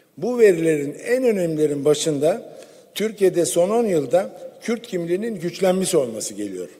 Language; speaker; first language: Turkish; native; Turkish